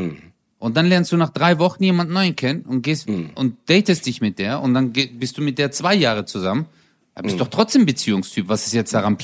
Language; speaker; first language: German; early bilingual, other home language; Turkish